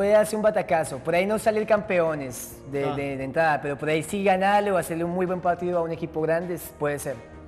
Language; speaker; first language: Spanish; native; Spanish